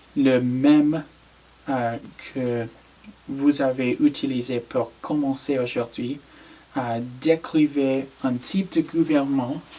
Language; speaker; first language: French; non-native, learner; English